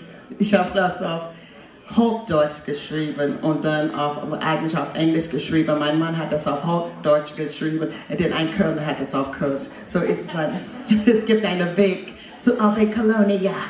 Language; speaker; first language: German; non-native, fluent; English